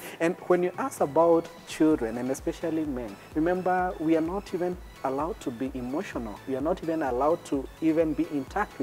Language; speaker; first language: English; non-native, local second language; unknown